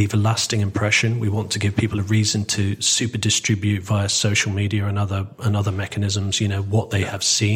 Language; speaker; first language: English; native; English